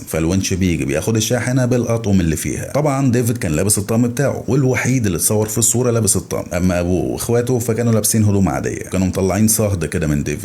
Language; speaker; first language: Arabic; native; Arabic